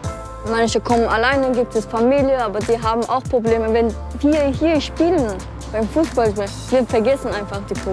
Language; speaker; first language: German; non-native, learner; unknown